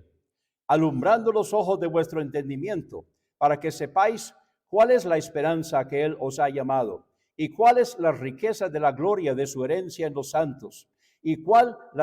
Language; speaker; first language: Spanish; native; Spanish